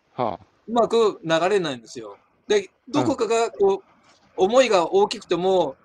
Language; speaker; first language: Japanese; native; Japanese